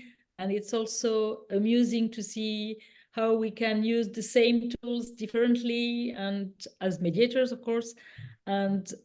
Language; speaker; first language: English; non-native, fluent; French